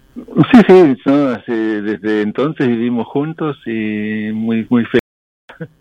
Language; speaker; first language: Spanish; non-native, local second language; English